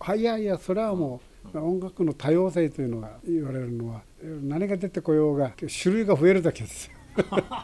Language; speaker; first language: Japanese; native; Japanese